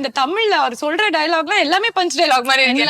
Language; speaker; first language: Tamil; native; Tamil